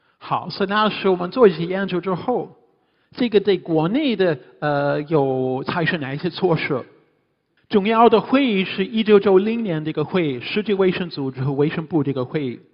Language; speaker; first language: Chinese; non-native, fluent; English